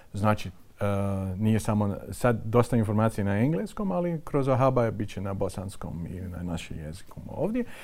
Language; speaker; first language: Croatian; non-native, fluent; Dutch